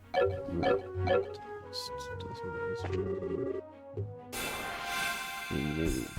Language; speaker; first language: German; native; German